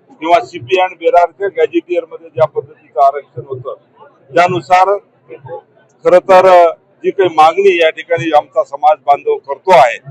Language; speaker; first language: Marathi; non-native, local second language; Lambadi